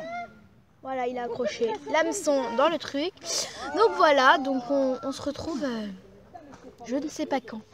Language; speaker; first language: French; native; French